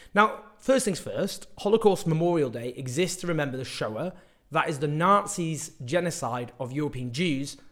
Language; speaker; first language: English; native; English